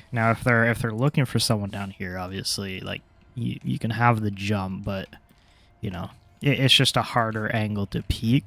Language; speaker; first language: English; native; English